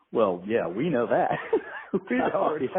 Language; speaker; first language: English; native; English